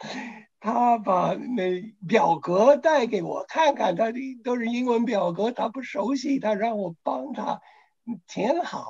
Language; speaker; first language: Chinese; non-native, fluent; English